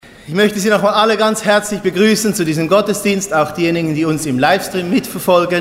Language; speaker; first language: German; native; German